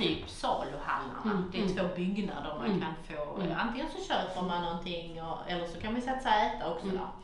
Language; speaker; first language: Swedish; native; Swedish